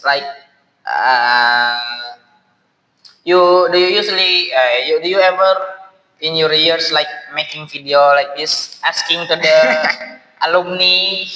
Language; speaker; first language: English; non-native, learner; Indonesian